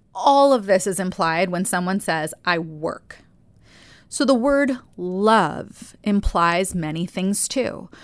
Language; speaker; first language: English; native; English